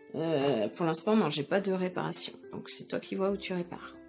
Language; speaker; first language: French; native; French